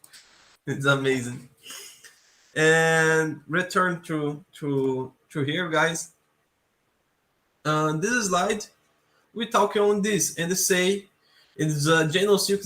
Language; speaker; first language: English; non-native, learner; Portuguese